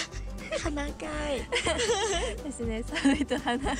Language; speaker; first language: Japanese; native; Japanese